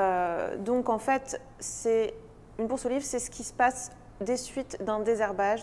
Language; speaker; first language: French; native; French